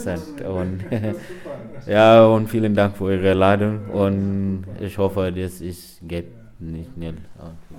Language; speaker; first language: German; non-native, learner; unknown